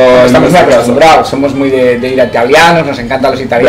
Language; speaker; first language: Spanish; native; Spanish